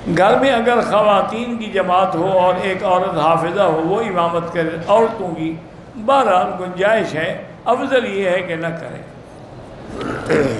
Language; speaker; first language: Urdu; native; Urdu